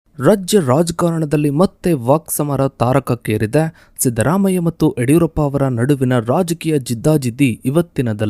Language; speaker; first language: Kannada; native; Kannada